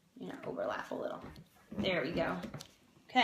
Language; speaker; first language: English; native; English